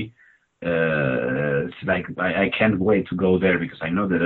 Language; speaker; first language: English; non-native, fluent; Spanish